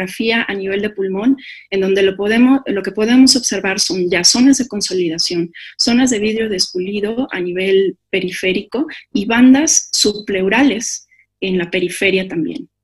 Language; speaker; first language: Spanish; native; Spanish